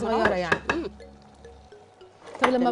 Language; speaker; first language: Arabic; native; Arabic